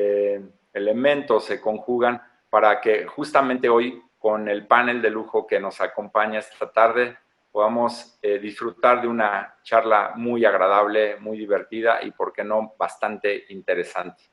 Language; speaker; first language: Spanish; native; Spanish